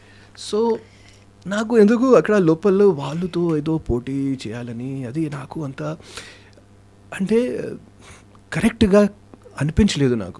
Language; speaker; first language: Telugu; non-native, fluent; Hindi